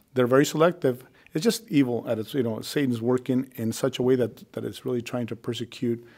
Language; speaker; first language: English; early bilingual, other home language; Spanish